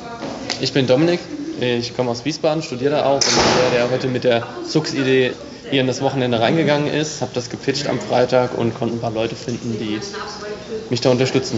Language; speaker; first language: German; native; German